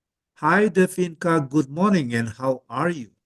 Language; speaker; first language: English; non-native, fluent; Indonesian